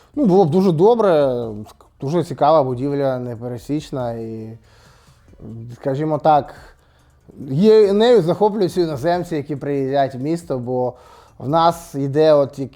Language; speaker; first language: Ukrainian; native; Ukrainian